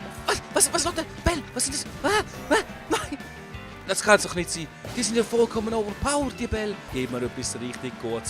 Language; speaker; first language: German; native; German